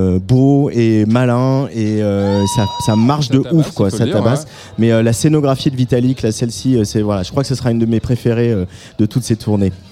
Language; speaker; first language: French; native; French